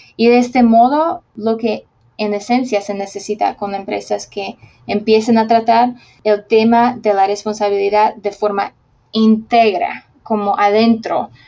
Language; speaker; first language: Spanish; non-native, fluent; Slovak